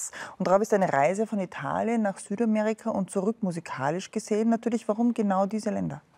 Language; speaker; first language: German; native; German